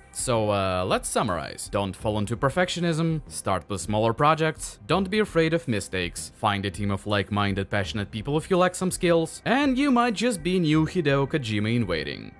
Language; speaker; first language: English; non-native, fluent; Russian